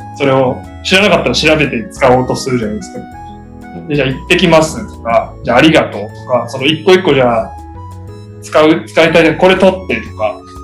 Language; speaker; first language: Japanese; native; Japanese